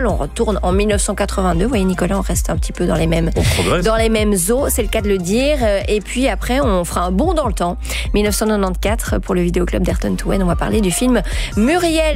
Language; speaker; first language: French; native; French